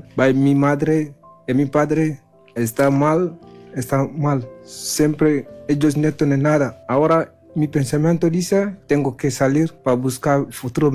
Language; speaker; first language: Spanish; non-native, learner; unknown